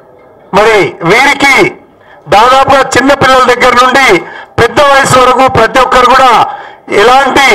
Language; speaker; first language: Telugu; native; Telugu